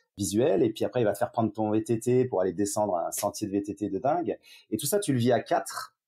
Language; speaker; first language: French; native; French